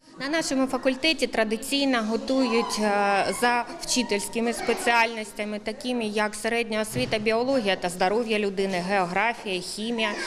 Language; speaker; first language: Ukrainian; native; Ukrainian